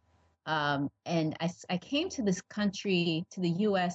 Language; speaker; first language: English; early bilingual, other home language; Oromo